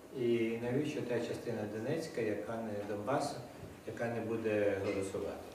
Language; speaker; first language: Ukrainian; non-native, local second language; Russian